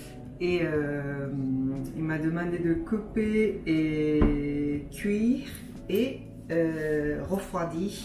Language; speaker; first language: French; non-native, fluent; Japanese